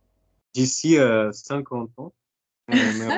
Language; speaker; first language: French; non-native, fluent; Portuguese